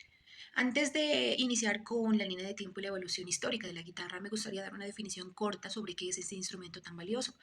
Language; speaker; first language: Spanish; native; Spanish